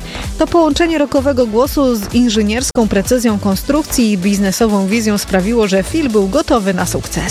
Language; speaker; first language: Polish; native; Polish